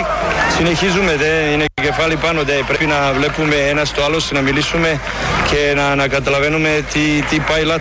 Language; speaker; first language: Greek; non-native, learner; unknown